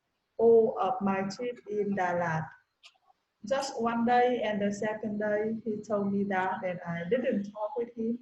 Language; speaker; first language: English; non-native, learner; Vietnamese